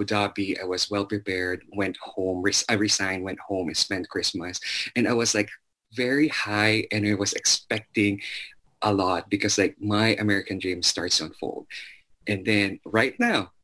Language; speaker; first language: English; non-native, local second language; Chavacano